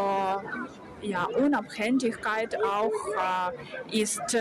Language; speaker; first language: German; non-native, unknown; Ukrainian